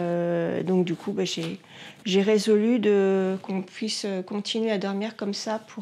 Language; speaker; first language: French; native; French